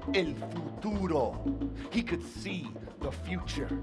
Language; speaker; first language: English; early bilingual, other home language; Spanish